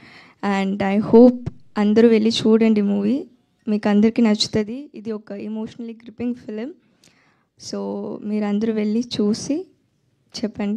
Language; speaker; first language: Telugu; non-native, fluent; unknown